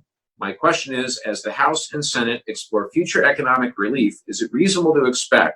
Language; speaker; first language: English; native; English